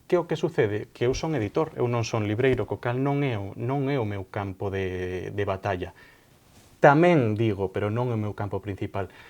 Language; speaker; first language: Galician; native; Galician